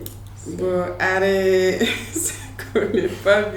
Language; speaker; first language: French; non-native, learner; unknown